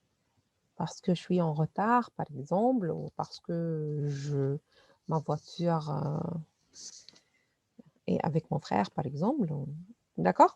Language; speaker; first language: French; non-native, fluent; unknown